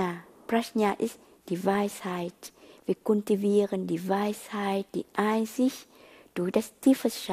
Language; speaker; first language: German; non-native, fluent; Vietnamese